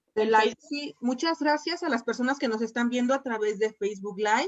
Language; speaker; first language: Spanish; native; Spanish